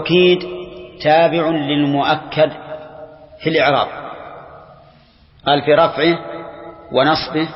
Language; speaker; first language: Arabic; native; Arabic